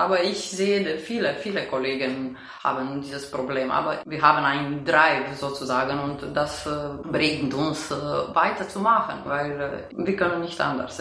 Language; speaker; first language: German; non-native, fluent; Romanian